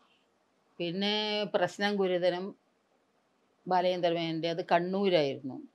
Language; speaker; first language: Malayalam; native; Malayalam